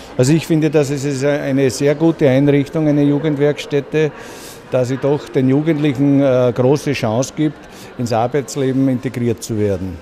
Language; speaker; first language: German; native; German